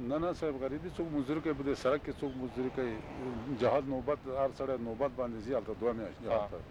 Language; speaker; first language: Pashto; non-native, local second language; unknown